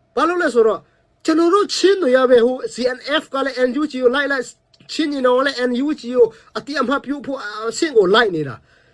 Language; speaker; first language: Burmese; non-native, local second language; Tedim Chin